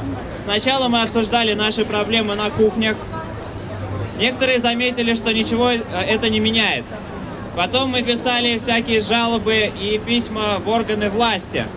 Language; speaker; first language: Russian; native; Russian